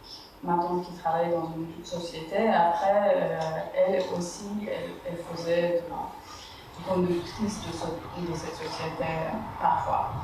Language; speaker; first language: French; non-native, fluent; Persian